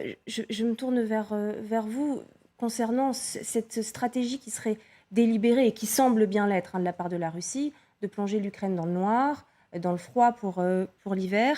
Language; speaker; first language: French; native; French